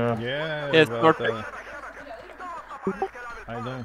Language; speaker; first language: English; non-native, learner; Spanish